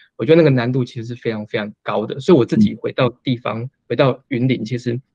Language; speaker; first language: Chinese; native; Chinese